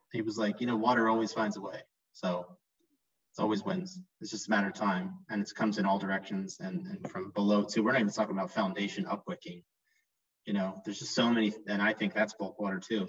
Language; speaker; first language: English; native; English